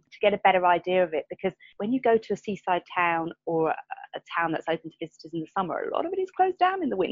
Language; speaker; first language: English; native; English